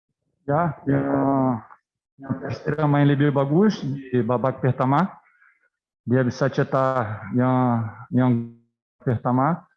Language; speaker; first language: Indonesian; non-native, fluent; Portuguese